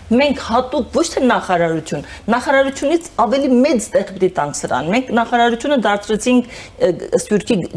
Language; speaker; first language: Armenian; early bilingual, heritage; Armenian